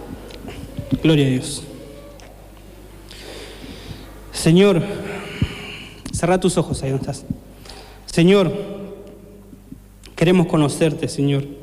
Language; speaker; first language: Spanish; native; Spanish